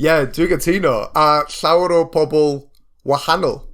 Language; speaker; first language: Welsh; non-native, local second language; English